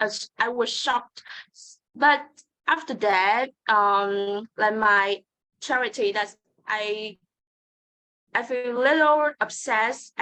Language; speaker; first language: English; non-native, learner; Vietnamese